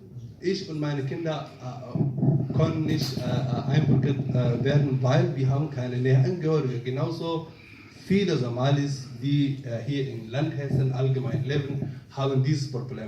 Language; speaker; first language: German; non-native, fluent; Somali